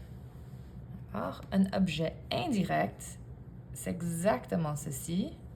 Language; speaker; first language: French; non-native, fluent; English